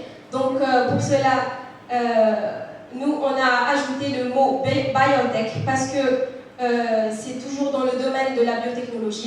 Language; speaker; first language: French; non-native, local second language; Arabic